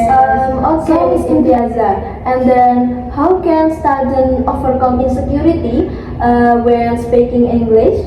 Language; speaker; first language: English; non-native, learner; Indonesian